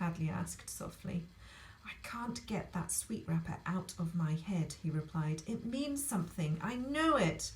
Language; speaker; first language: English; native; English